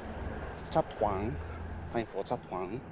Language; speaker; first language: Vietnamese; non-native, learner; Japanese